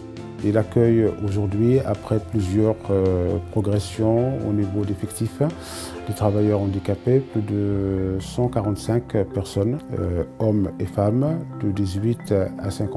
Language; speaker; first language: French; native; French